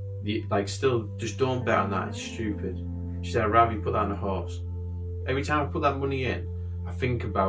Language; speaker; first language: English; native; English